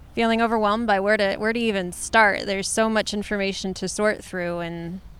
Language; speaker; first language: English; native; English